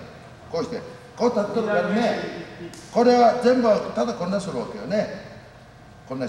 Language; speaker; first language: Japanese; native; Japanese